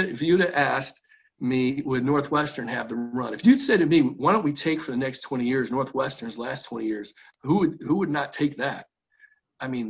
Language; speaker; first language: English; native; English